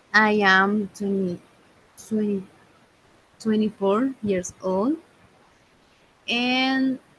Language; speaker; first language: English; non-native, learner; Spanish